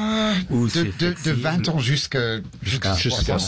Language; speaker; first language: French; early bilingual, heritage; English